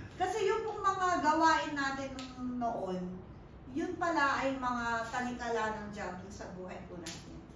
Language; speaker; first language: Filipino; non-native, local second language; Pampanga